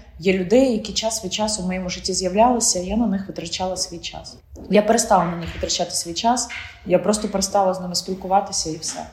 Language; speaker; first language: Ukrainian; non-native, local second language; Russian